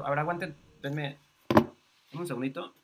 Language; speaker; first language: Spanish; native; Spanish